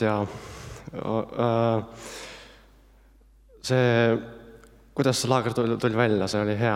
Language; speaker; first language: Estonian; non-native, learner; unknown